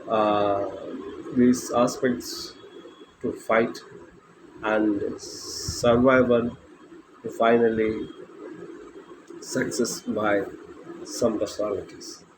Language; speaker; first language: English; non-native, local second language; Tamil